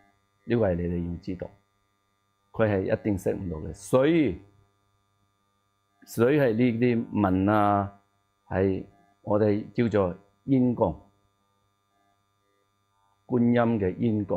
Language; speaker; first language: Cantonese; non-native, learner; Tibetan